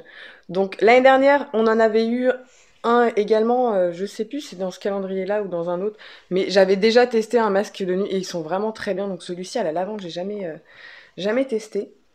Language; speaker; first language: French; native; French